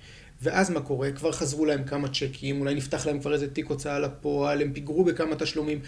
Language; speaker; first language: Hebrew; native; Hebrew